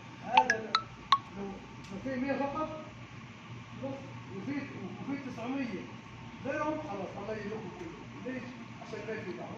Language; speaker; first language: Arabic; non-native, learner; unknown